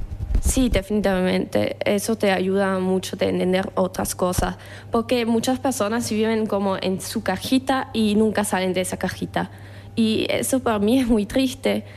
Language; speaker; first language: Spanish; non-native, fluent; German